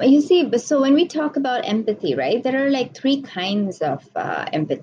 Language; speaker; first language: English; non-native, local second language; Bangla